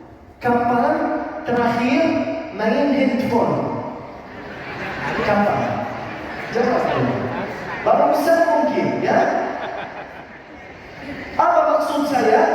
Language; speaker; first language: Indonesian; non-native, fluent; Arabic